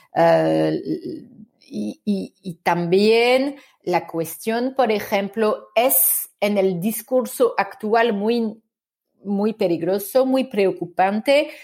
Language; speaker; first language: Spanish; non-native, fluent; French